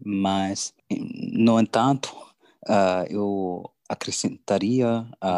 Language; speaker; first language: Portuguese; non-native, learner; English